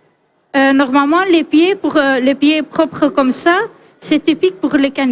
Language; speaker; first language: French; non-native, fluent; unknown